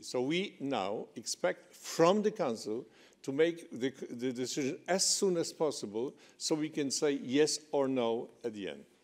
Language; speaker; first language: English; non-native, fluent; Polish